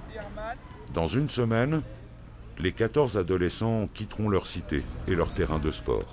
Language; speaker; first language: French; native; French